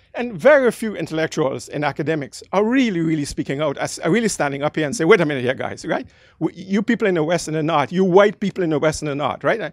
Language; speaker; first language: English; early bilingual, other home language; Dutch